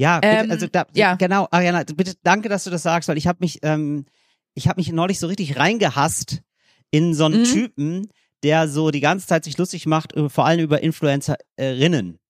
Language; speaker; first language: German; native; German